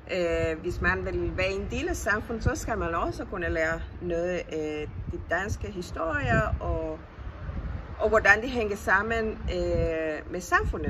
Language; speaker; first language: Danish; non-native, fluent; Spanish